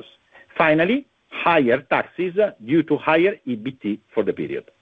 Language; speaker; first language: English; non-native, fluent; Italian